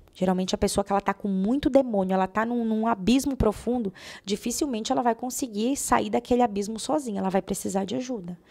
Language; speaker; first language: Portuguese; native; Portuguese